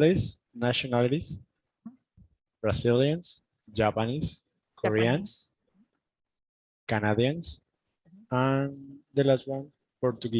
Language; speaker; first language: English; non-native, learner; Spanish